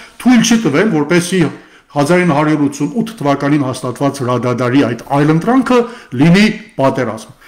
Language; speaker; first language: Armenian; early bilingual, heritage; Armenian